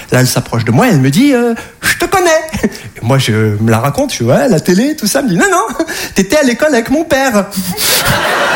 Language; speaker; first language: French; native; French